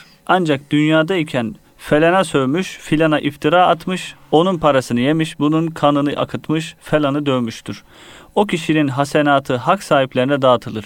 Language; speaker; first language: Turkish; native; Turkish